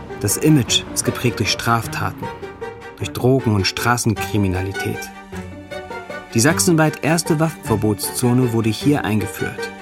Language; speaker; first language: German; native; German